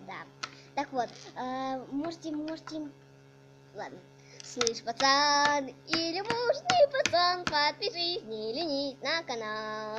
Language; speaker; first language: Russian; native; Russian